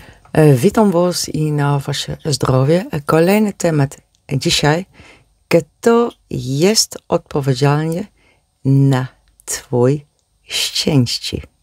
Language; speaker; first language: Polish; non-native, learner; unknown